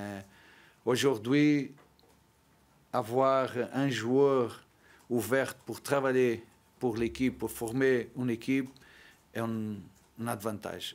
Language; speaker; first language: French; non-native, learner; Portuguese